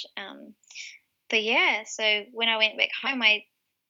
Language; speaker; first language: English; native; English